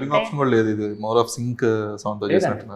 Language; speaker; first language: Telugu; native; Telugu